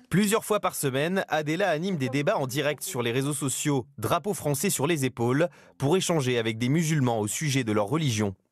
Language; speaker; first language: French; native; French